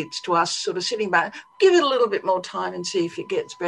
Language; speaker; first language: English; native; English